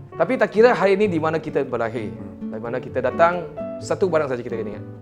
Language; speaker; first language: Malay; non-native, local second language; Chinese